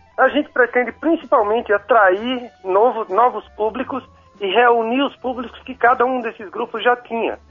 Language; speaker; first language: Portuguese; native; Portuguese